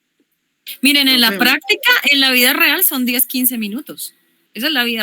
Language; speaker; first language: Spanish; native; Spanish